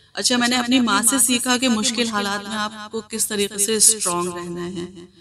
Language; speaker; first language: Hindi; native; Hindi